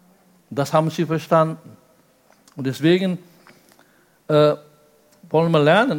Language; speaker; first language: German; non-native, fluent; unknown